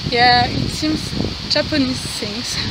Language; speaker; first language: English; non-native, learner; French